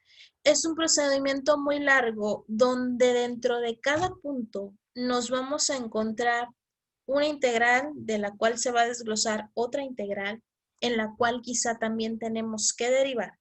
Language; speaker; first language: Spanish; native; Spanish